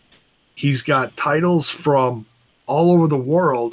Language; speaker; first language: English; native; English